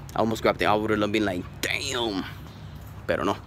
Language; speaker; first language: English; native; English